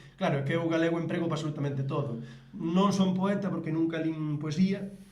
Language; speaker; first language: Galician; native; Galician